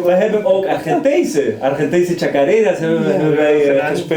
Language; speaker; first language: Dutch; non-native, fluent; Spanish